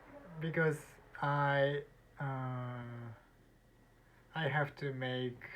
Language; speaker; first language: English; non-native, learner; Japanese